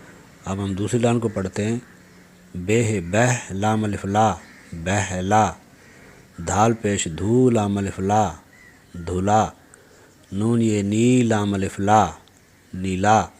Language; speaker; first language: Urdu; native; Urdu